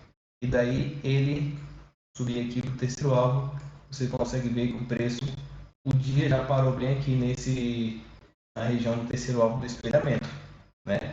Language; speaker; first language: Portuguese; native; Portuguese